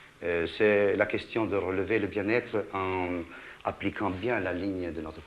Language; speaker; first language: French; non-native, fluent; Albanian